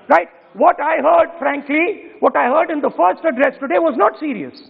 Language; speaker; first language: English; non-native, local second language; Hindi